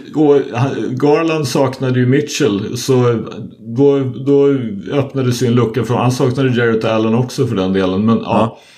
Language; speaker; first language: Swedish; native; Swedish